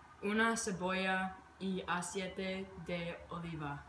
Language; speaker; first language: Spanish; non-native, learner; English